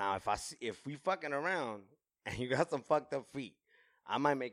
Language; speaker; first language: English; native; English